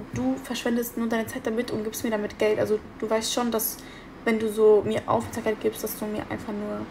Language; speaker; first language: German; early bilingual, other home language; Italian